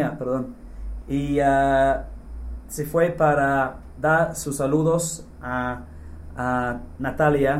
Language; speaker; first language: Spanish; non-native, fluent; English